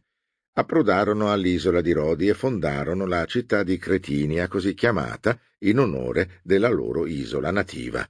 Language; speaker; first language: Italian; native; Italian